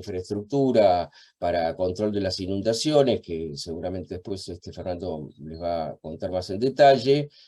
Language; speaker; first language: Spanish; native; Spanish